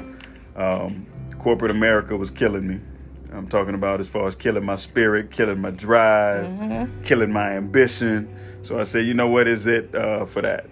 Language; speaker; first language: English; native; English